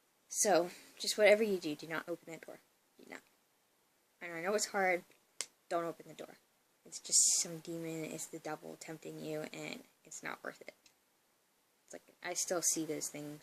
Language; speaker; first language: English; native; English